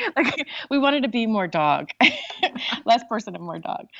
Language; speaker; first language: English; native; English